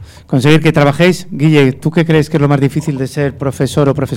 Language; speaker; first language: Spanish; native; Spanish